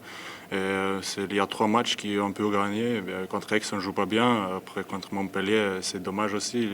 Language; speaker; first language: French; non-native, learner; Lithuanian